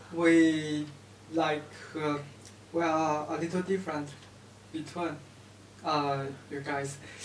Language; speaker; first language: English; non-native, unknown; Chinese